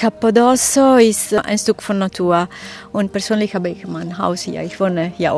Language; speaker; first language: German; non-native, fluent; Italian